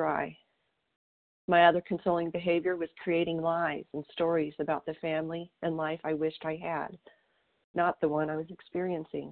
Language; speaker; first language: English; native; English